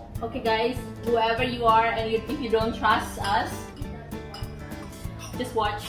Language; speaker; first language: English; non-native, fluent; Indonesian